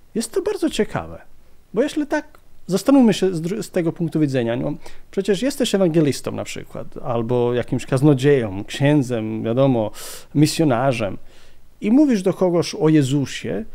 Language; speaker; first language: Polish; non-native, fluent; Croatian